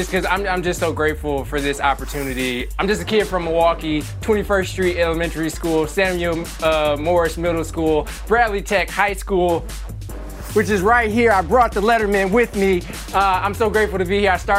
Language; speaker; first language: English; native; English